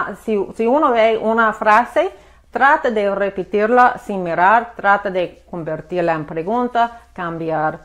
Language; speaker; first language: Spanish; non-native, fluent; English